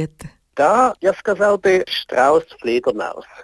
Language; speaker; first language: Russian; non-native, learner; Swiss German